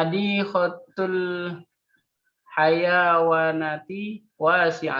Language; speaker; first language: Arabic; non-native, learner; Indonesian